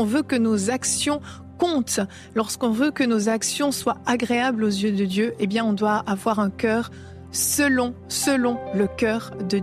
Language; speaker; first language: French; native; French